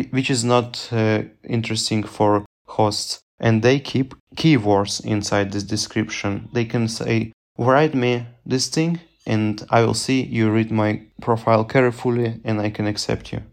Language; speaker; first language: English; non-native, fluent; Russian